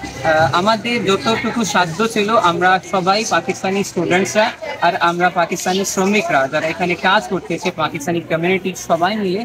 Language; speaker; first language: Bangla; non-native, fluent; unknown